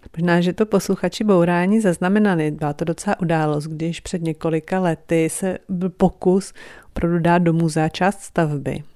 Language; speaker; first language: Czech; native; Czech